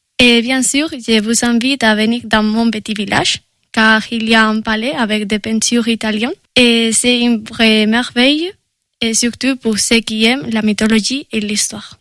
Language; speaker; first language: French; non-native, fluent; Spanish